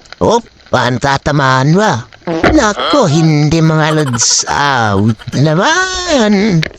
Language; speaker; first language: Filipino; native; Filipino